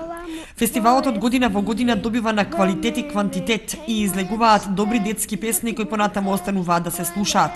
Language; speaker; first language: Macedonian; native; Macedonian